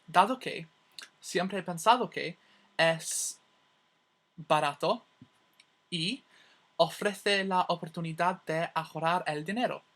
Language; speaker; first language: Spanish; non-native, learner; English